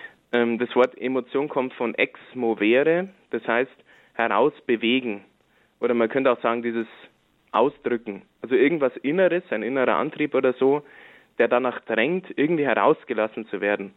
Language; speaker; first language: German; native; German